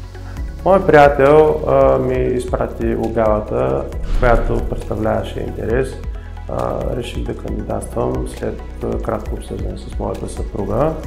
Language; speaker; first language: Bulgarian; native; Bulgarian